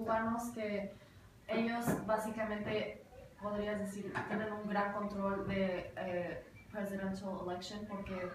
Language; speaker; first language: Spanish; early bilingual, heritage; Spanish